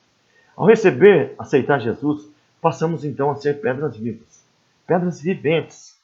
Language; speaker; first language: Portuguese; native; Portuguese